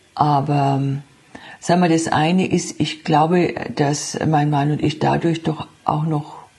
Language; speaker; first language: German; native; German